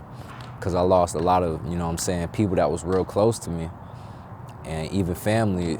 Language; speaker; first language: English; native; English